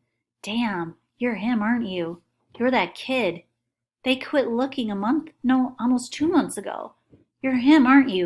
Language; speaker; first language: English; native; English